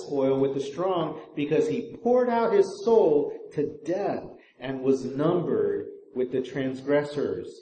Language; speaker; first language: English; native; English